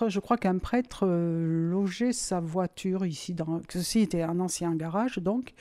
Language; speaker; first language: French; native; French